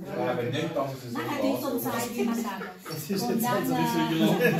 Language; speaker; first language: German; non-native, learner; Vietnamese